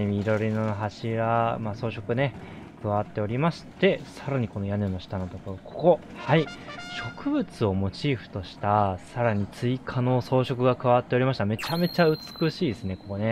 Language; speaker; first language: Japanese; native; Japanese